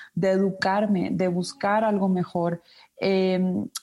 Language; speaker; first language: Spanish; native; Spanish